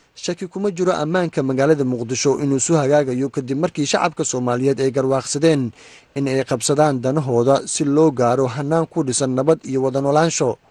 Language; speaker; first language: Somali; native; Somali